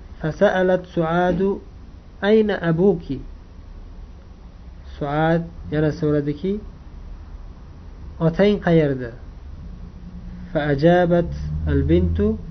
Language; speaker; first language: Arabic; non-native, fluent; Uzbek